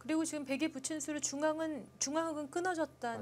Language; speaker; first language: Korean; native; Korean